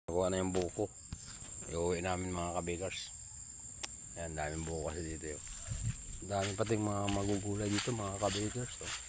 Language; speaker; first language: Filipino; non-native, local second language; Waray